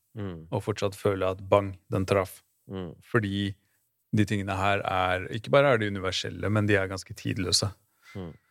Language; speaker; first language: Norwegian; native; Norwegian